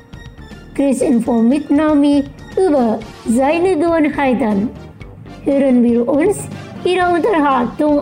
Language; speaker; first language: German; non-native, learner; Indonesian